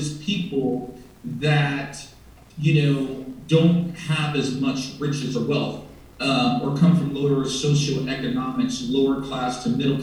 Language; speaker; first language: English; native; English